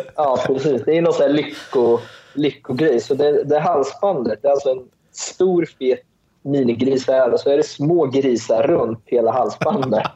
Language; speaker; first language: Swedish; early bilingual, other home language; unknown